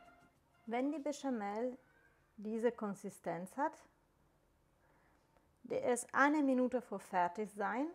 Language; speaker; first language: German; non-native, fluent; Italian